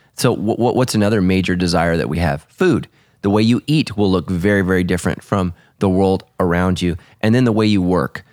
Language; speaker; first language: English; early bilingual, other home language; Italian